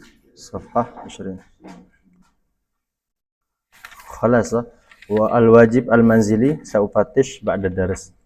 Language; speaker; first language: Arabic; non-native, fluent; Indonesian